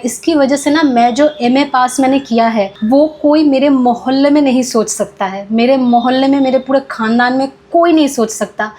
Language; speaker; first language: Hindi; non-native, local second language; Bangla